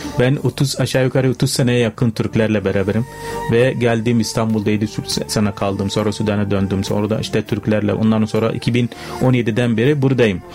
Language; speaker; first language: Turkish; non-native, fluent; Arabic